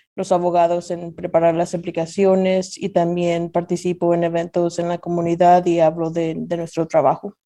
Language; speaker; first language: Spanish; early bilingual, heritage; Spanish